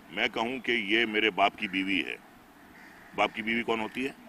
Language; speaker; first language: Hindi; native; Hindi